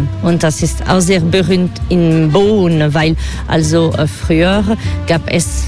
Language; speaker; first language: German; non-native, fluent; French